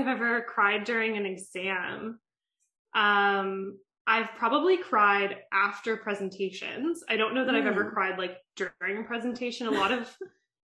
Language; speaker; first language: English; native; English